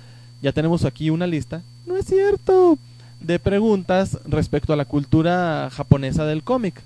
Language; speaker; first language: Spanish; native; Spanish